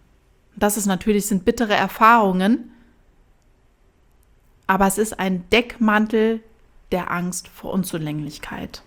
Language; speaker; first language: German; native; German